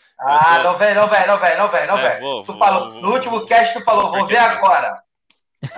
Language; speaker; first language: Portuguese; native; Portuguese